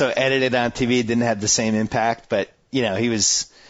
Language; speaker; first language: English; native; English